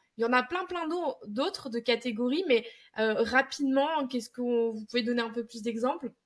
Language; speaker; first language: French; native; French